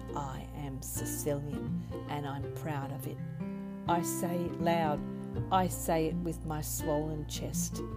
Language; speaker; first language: English; native; English